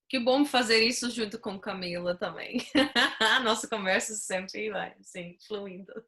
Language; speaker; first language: Portuguese; non-native, fluent; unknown